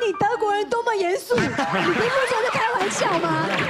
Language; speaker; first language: Chinese; native; Chinese